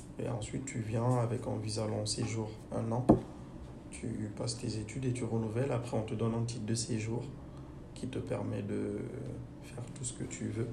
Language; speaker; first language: French; non-native, local second language; Fula